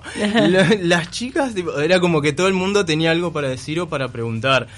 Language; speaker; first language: Spanish; native; Spanish